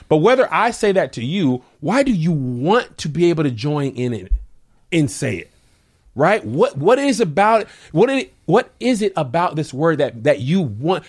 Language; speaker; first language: English; native; English